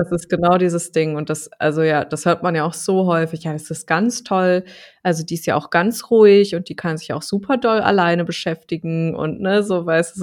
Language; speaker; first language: German; native; German